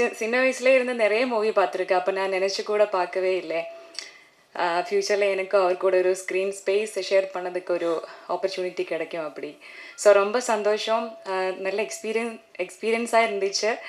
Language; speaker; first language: Tamil; non-native, learner; Malayalam